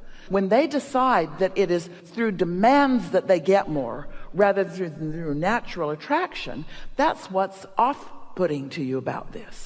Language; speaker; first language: English; native; English